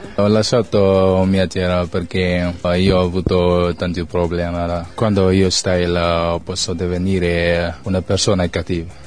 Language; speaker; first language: Italian; non-native, learner; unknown